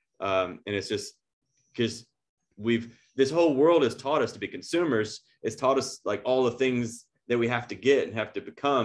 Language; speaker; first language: English; native; English